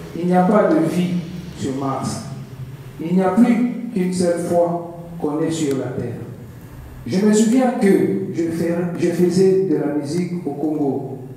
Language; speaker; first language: French; non-native, learner; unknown